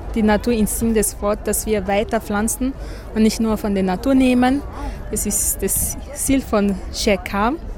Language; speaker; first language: German; non-native, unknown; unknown